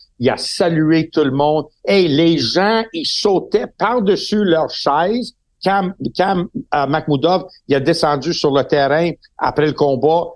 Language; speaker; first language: French; non-native, local second language; English